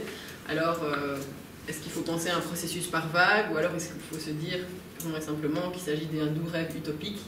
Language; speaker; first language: French; native; French